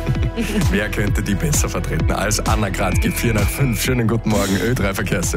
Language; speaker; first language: German; native; German